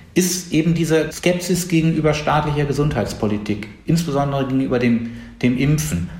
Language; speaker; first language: German; native; German